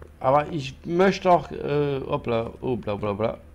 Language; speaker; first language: German; non-native, learner; French